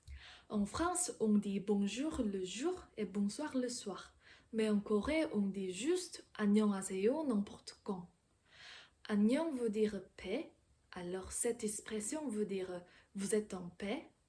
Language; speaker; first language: French; non-native, fluent; Korean